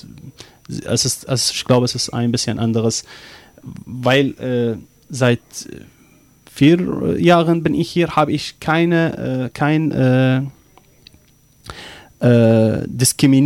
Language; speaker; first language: German; non-native, learner; Arabic